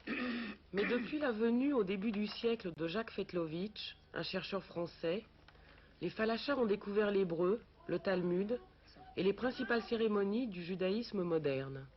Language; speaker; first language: French; native; French